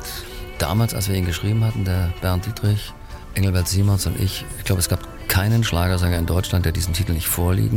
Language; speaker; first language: German; native; German